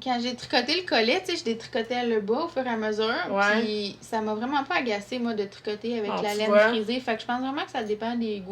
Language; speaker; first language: French; native; French